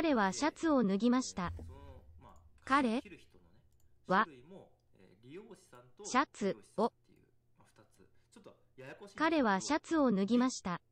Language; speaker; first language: Japanese; non-native, learner; English